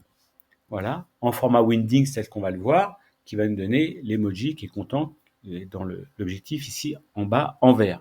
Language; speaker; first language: French; native; French